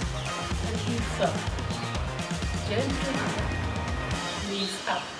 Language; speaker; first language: English; non-native, local second language; Swahili